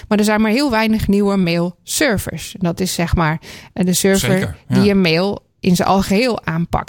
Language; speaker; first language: Dutch; native; Dutch